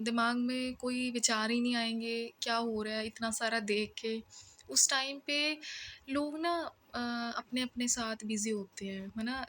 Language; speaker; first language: Hindi; non-native, local second language; Punjabi